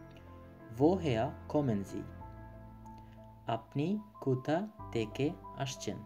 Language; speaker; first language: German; non-native, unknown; Bangla